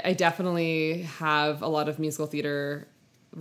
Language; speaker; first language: English; native; English